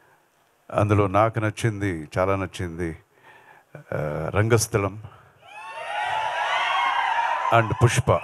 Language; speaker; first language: Telugu; non-native, local second language; Kannada